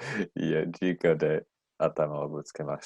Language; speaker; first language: Japanese; non-native, learner; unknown